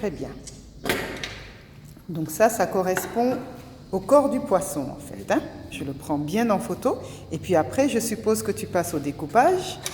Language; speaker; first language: French; native; French